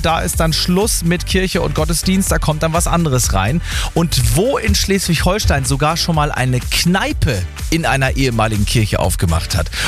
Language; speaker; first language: German; native; German